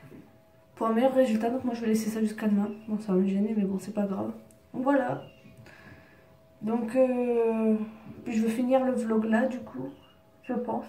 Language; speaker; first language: French; native; French